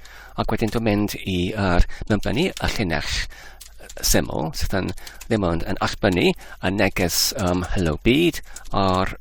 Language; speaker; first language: Welsh; non-native, fluent; English